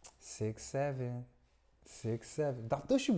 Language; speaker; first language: Korean; early bilingual, other home language; English